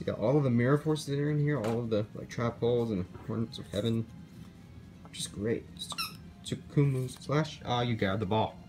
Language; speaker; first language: English; native; English